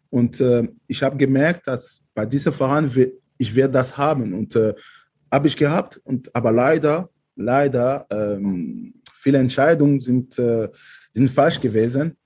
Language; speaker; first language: German; non-native, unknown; French